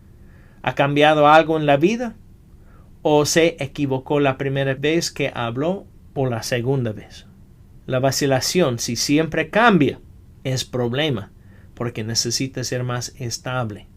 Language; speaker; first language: Spanish; non-native, fluent; English